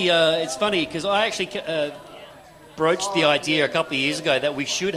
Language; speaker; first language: English; native; English